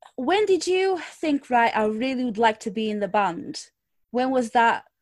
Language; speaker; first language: English; non-native, fluent; Portuguese